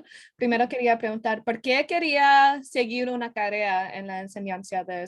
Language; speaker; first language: Spanish; non-native, learner; English